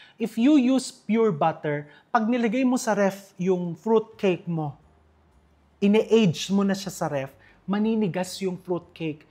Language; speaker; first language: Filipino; native; Filipino